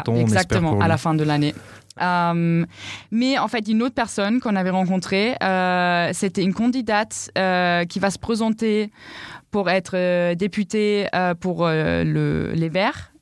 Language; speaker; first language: French; non-native, fluent; German